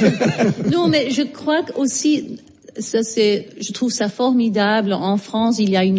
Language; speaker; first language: French; non-native, fluent; Dutch